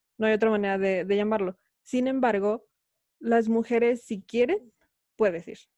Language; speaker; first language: Spanish; native; Spanish